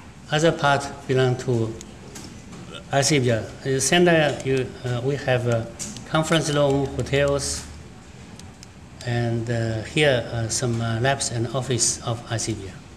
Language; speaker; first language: English; non-native, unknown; Chinese